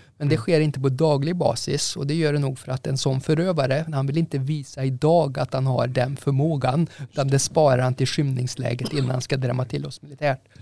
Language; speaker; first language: Swedish; native; Swedish